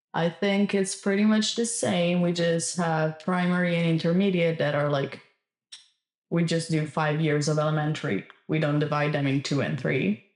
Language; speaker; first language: English; non-native, fluent; Italian